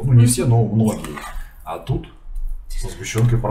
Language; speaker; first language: Russian; native; Russian